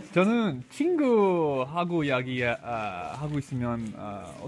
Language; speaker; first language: Korean; non-native, learner; English